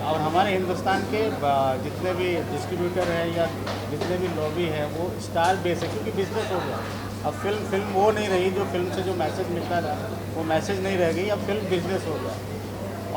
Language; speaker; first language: Hindi; native; Hindi